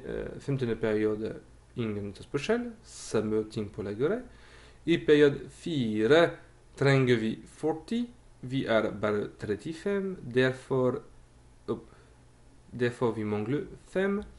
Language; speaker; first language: Norwegian; non-native, fluent; French